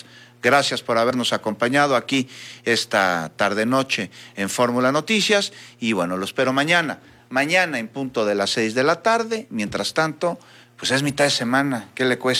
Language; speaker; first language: Spanish; native; Spanish